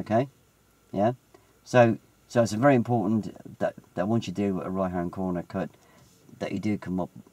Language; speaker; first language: English; native; English